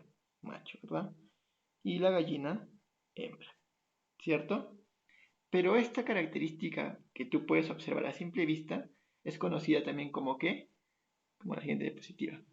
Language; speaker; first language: Spanish; native; Spanish